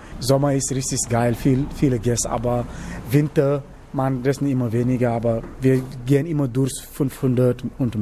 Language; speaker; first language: German; non-native, learner; Wolof